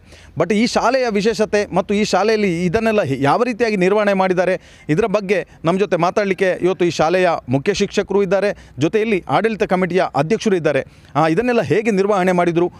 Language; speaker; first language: Kannada; native; Kannada